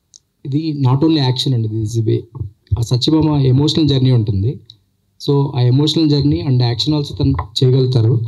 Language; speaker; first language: Telugu; native; Telugu